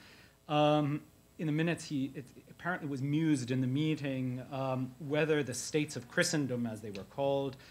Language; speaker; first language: English; native; English